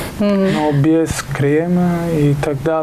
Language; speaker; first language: Russian; non-native, learner; Italian